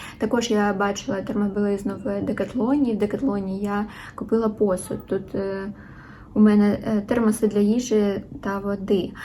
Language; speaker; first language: Ukrainian; non-native, local second language; Russian